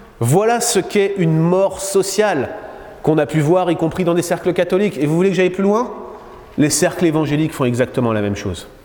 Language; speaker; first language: French; native; French